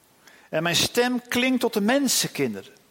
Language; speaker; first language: Dutch; native; Dutch